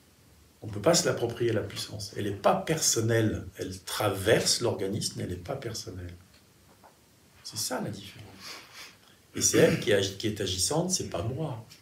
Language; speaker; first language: French; native; French